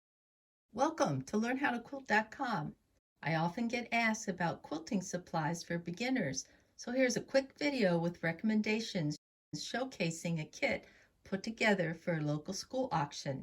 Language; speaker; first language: English; native; English